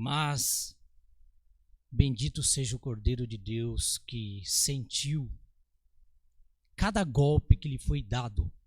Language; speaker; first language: Portuguese; native; Portuguese